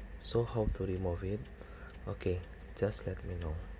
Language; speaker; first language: English; non-native, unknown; Indonesian